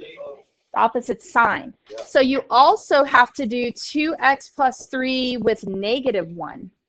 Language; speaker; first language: English; native; English